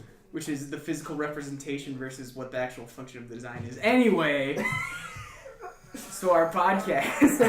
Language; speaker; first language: English; native; English